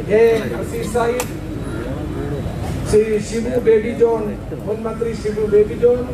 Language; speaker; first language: Malayalam; native; Malayalam